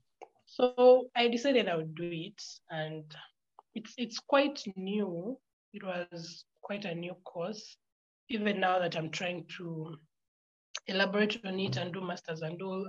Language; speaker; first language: English; non-native, local second language; Ganda